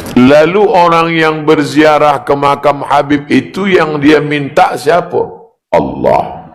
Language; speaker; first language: Malay; native; Malay